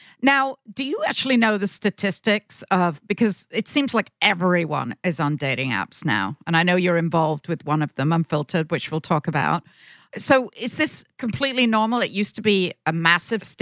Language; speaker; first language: English; native; English